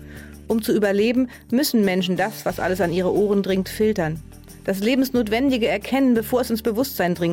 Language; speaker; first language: German; native; German